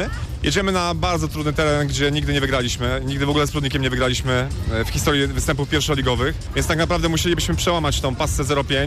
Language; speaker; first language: Polish; native; Polish